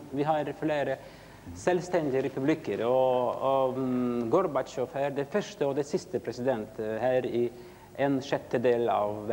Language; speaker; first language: Swedish; non-native, learner; Russian